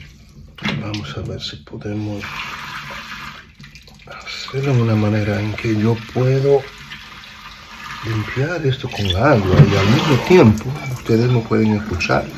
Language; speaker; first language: Spanish; early bilingual, heritage; English